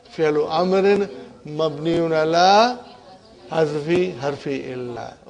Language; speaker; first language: Arabic; non-native, fluent; English